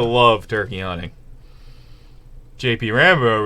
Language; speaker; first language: English; native; English